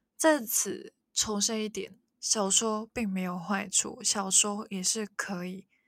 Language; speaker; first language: Chinese; non-native, local second language; Cantonese